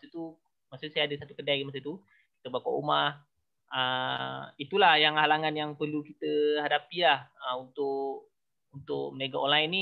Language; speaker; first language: Malay; native; Malay